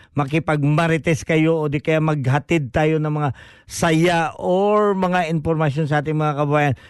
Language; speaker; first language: Filipino; non-native, local second language; Hiligaynon